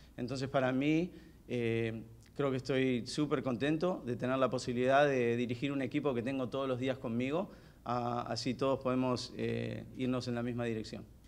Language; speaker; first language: Spanish; early bilingual, heritage; Spanish